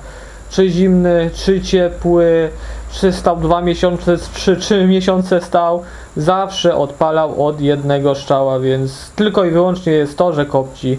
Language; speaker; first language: Polish; native; Polish